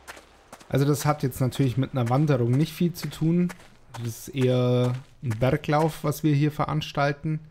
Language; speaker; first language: German; native; German